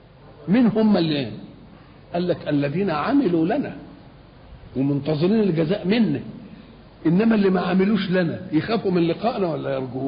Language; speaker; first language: Arabic; native; Arabic